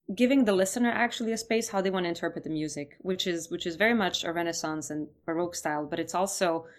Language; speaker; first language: English; non-native, fluent; Serbian